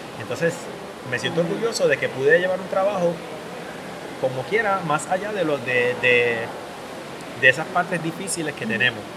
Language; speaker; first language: Spanish; native; Spanish